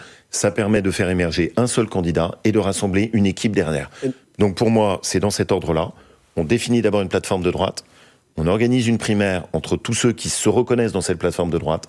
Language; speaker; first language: French; native; French